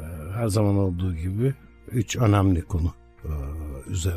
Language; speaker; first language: Turkish; native; Turkish